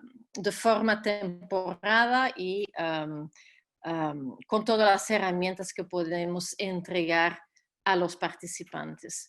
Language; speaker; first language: Spanish; non-native, fluent; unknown